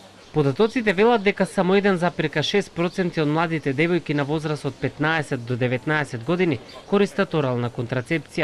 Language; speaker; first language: Macedonian; native; Macedonian